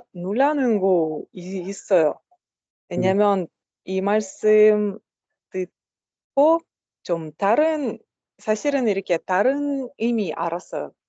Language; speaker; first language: Korean; non-native, learner; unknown